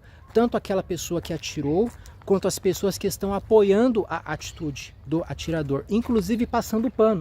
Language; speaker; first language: Portuguese; native; Portuguese